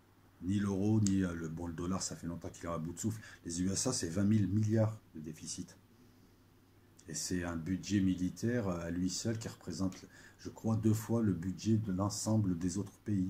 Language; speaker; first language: French; native; French